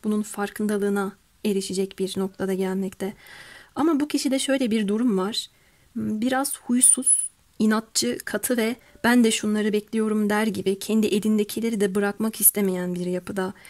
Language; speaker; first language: Turkish; native; Turkish